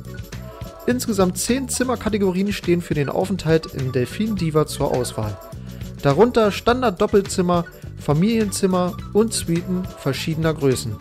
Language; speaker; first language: German; native; German